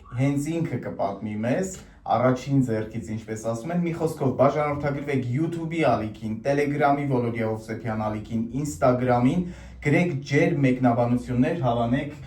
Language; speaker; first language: Armenian; native; Armenian